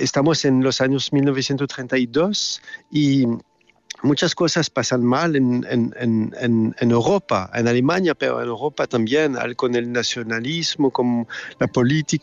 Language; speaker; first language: Spanish; non-native, learner; French